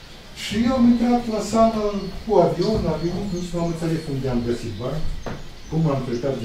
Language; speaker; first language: Romanian; non-native, local second language; Russian